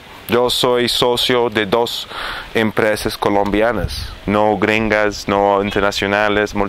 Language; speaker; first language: Spanish; non-native, fluent; Arabic